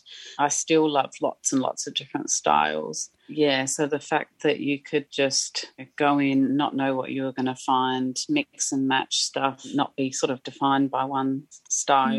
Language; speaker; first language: English; native; English